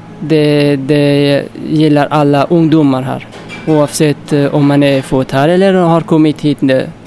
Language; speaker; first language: Swedish; non-native, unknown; Persian